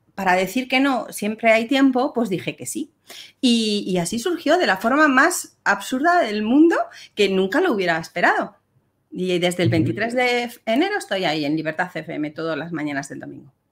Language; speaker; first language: Spanish; native; Spanish